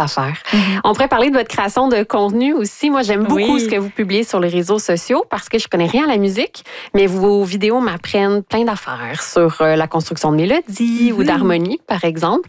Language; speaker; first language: French; native; French